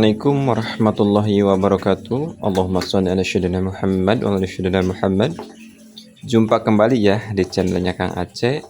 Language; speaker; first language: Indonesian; non-native, local second language; Sundanese